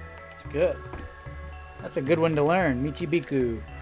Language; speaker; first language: English; native; English